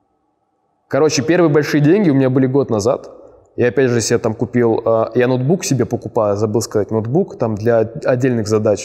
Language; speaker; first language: Russian; native; Russian